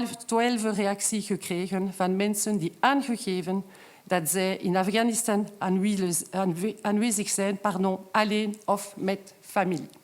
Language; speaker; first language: Dutch; non-native, local second language; French